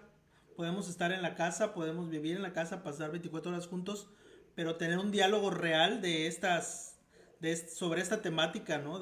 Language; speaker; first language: Spanish; native; Spanish